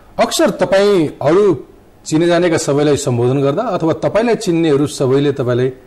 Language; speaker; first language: Nepali; native; Nepali